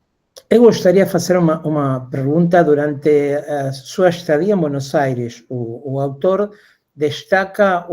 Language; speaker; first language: Portuguese; non-native, fluent; Spanish